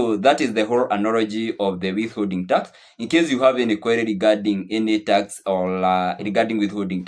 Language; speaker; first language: English; non-native, local second language; Swahili